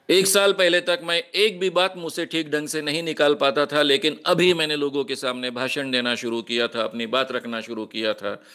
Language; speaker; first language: Hindi; non-native, local second language; Marathi